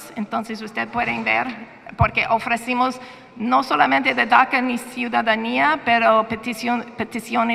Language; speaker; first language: Spanish; non-native, fluent; English